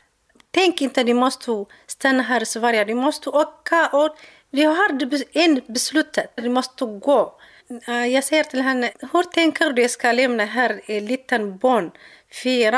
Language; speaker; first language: Swedish; non-native, learner; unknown